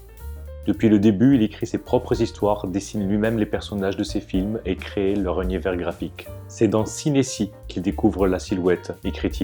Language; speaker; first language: French; native; French